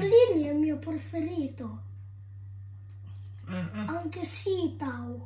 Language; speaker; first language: Italian; early bilingual, other home language; Filipino